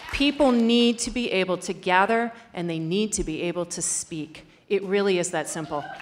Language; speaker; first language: English; native; English